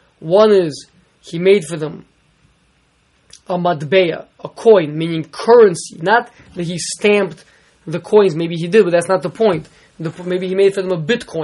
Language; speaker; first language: English; native; English